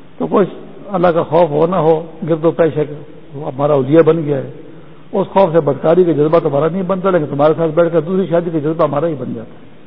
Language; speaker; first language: Urdu; non-native, local second language; Pashto